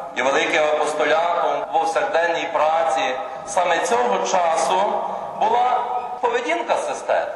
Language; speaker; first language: Ukrainian; native; Ukrainian